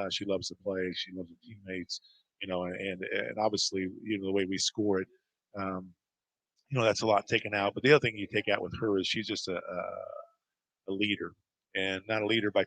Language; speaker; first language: English; native; English